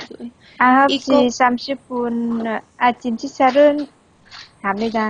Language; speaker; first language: Korean; non-native, learner; Vietnamese